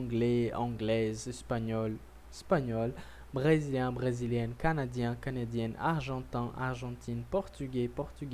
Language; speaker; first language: French; non-native, learner; Portuguese